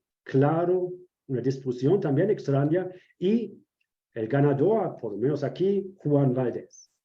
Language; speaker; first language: Spanish; non-native, fluent; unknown